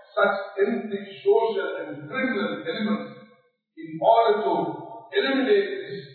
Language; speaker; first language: English; non-native, local second language; Tamil